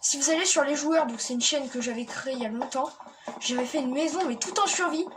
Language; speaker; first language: French; native; French